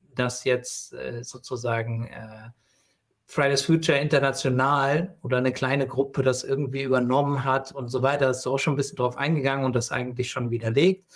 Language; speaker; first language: German; native; German